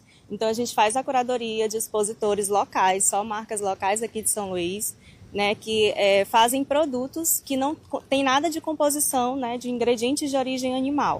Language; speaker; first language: Portuguese; native; Portuguese